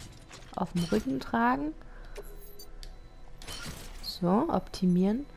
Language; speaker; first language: German; native; German